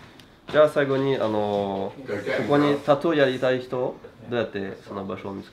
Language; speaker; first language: Japanese; non-native, learner; French